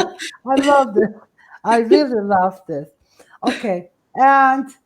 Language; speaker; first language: English; non-native, fluent; Turkish